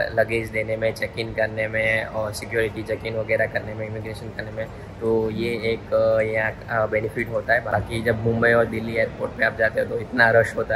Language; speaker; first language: Hindi; non-native, local second language; Gujarati